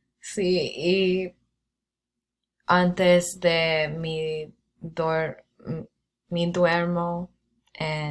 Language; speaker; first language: Spanish; non-native, learner; English